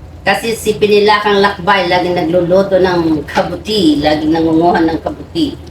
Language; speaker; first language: Filipino; non-native, local second language; Iloko